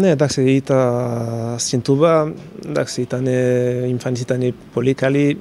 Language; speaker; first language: Greek; non-native, fluent; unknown